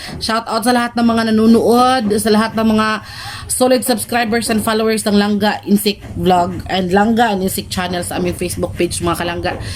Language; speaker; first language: Filipino; non-native, local second language; Cebuano